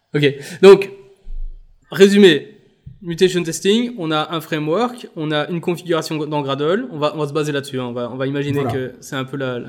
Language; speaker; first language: French; native; French